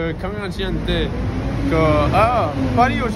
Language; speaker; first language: Korean; non-native, learner; French